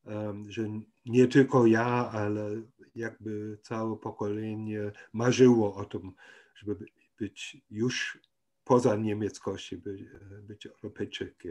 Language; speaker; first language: Polish; non-native, fluent; German